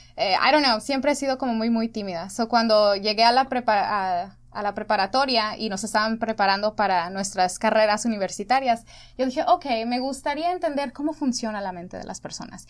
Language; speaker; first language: Spanish; early bilingual, other home language; English